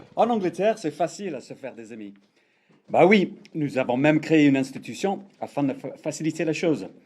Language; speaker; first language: French; non-native, fluent; English